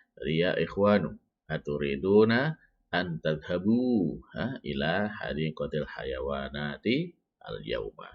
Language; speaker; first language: Arabic; non-native, fluent; Indonesian